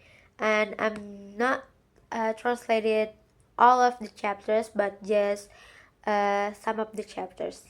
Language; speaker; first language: English; non-native, learner; Indonesian